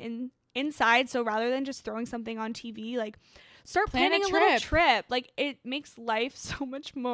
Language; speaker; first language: English; native; English